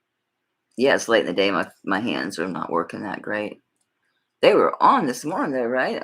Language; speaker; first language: English; native; English